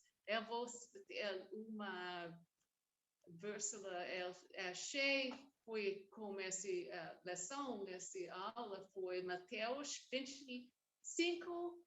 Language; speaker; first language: Portuguese; non-native, learner; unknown